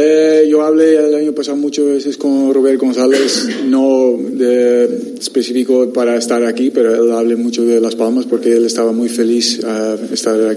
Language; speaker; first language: Spanish; non-native, learner; Dutch